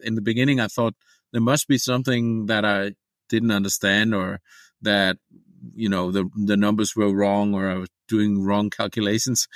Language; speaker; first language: English; non-native, fluent; Danish